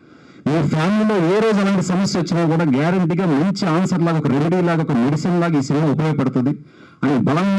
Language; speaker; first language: Telugu; native; Telugu